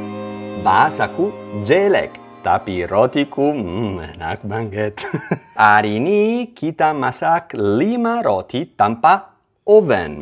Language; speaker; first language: Indonesian; non-native, learner; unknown